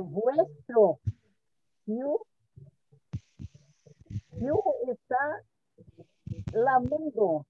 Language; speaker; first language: Spanish; non-native, learner; Portuguese